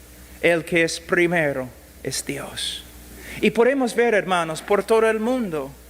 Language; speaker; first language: Spanish; non-native, fluent; English